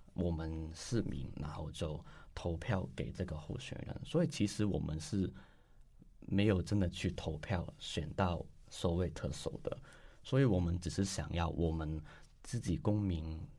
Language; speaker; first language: Chinese; non-native, local second language; Cantonese